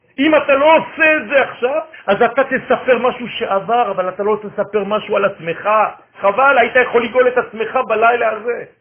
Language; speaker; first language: Hebrew; non-native, fluent; French